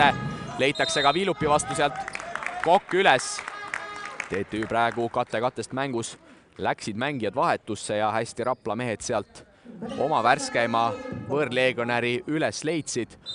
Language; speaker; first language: Estonian; native; Estonian